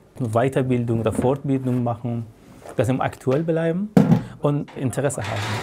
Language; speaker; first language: German; non-native, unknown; Persian